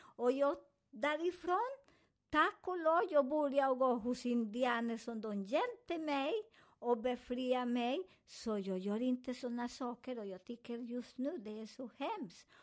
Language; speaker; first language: Swedish; non-native, learner; Spanish